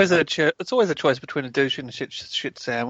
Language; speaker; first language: English; native; English